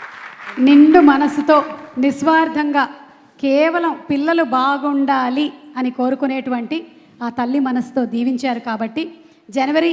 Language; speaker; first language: Telugu; native; Telugu